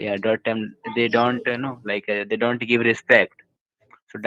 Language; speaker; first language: English; non-native, local second language; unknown